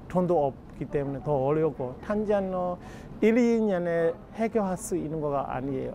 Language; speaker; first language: Korean; non-native, fluent; Burmese